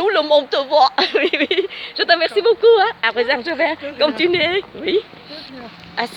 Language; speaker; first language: French; non-native, learner; Vietnamese